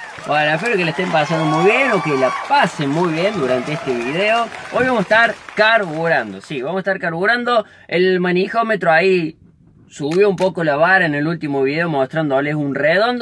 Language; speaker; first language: Spanish; native; Spanish